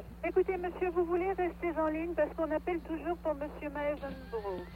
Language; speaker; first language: French; native; French